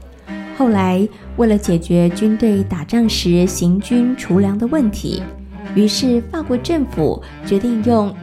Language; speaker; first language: Chinese; native; Chinese